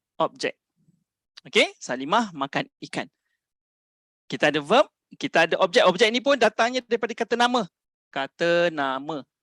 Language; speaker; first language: Malay; native; Malay